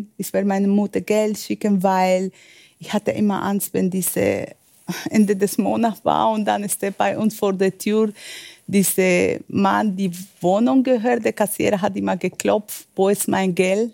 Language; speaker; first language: German; non-native, learner; Spanish